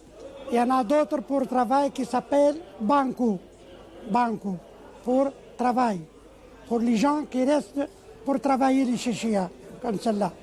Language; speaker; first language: French; non-native, learner; Arabic